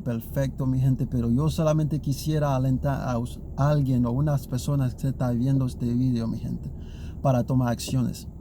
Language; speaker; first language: Spanish; non-native, learner; Haitian Creole